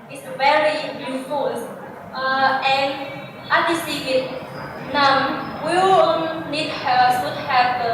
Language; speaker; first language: English; non-native, learner; Vietnamese